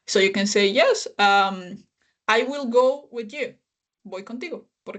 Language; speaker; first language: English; non-native, fluent; Spanish